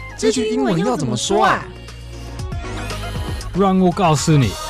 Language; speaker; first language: Chinese; non-native, fluent; English